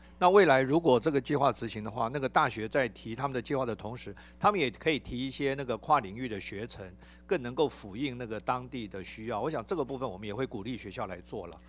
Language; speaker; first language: Chinese; native; Chinese